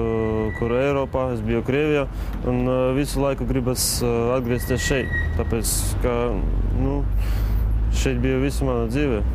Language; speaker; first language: Latvian; non-native, local second language; Russian